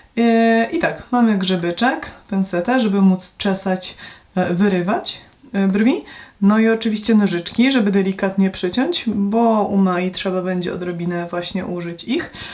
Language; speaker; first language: Polish; native; Polish